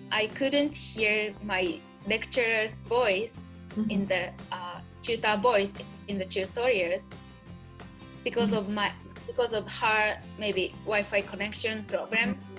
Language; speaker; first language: English; non-native, learner; Japanese